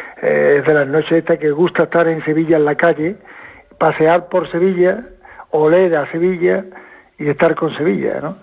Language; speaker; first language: Spanish; native; Spanish